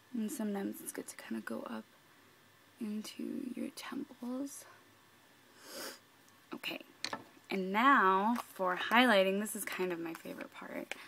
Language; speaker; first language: English; native; English